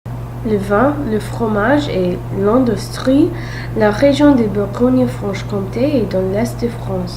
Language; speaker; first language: French; non-native, learner; English